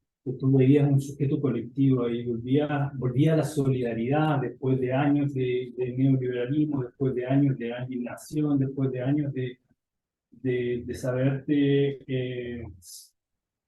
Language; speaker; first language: Spanish; native; Spanish